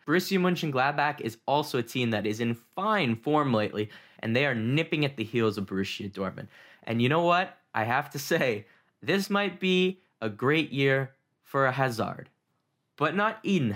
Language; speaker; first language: English; native; English